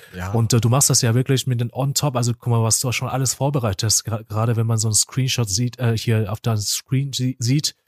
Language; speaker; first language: German; non-native, fluent; Korean